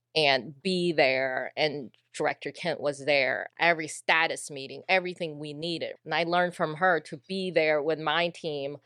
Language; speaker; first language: English; native; English